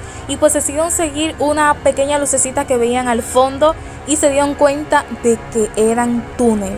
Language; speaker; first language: Spanish; native; Spanish